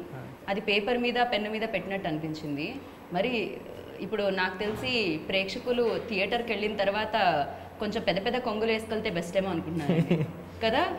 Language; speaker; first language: Telugu; native; Telugu